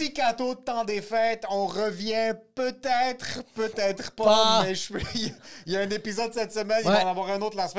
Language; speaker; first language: French; native; French